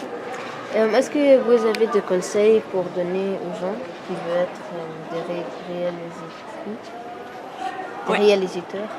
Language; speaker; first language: French; non-native, learner; Arabic